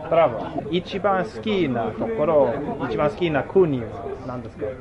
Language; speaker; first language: Japanese; non-native, learner; English